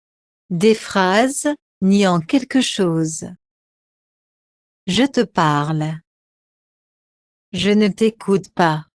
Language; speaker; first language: French; non-native, fluent; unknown